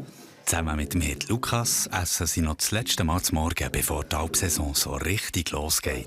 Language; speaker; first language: German; native; German